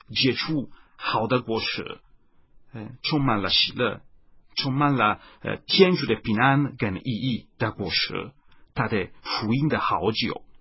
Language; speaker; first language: Chinese; non-native, fluent; Italian